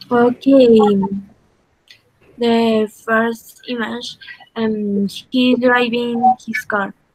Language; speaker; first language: English; non-native, learner; Spanish